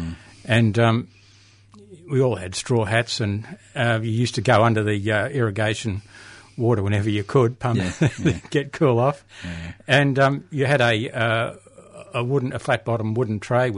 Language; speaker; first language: English; native; English